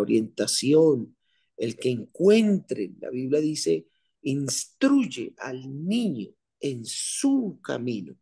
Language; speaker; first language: Spanish; native; Spanish